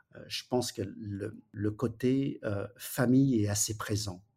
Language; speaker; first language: French; early bilingual, other home language; Wu Chinese